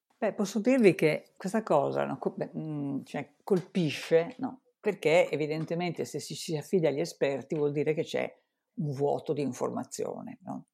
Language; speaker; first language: Italian; native; Italian